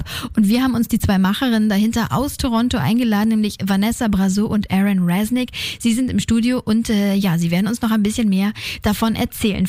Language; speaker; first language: German; native; German